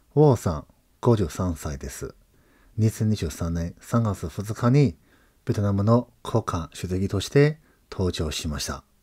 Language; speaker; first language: Japanese; non-native, fluent; Chinese